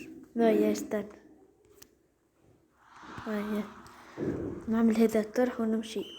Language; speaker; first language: Arabic; native; Arabic